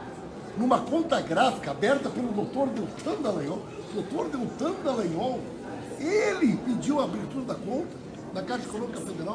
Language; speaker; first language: Portuguese; native; Portuguese